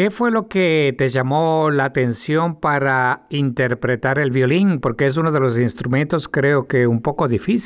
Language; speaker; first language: Spanish; native; Spanish